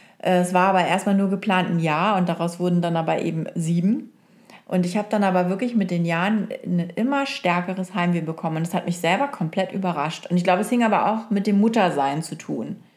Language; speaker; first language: German; native; German